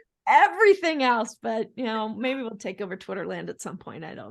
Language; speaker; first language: English; native; English